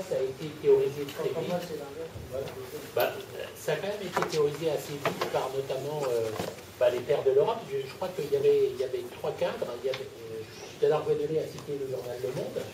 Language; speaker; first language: French; native; French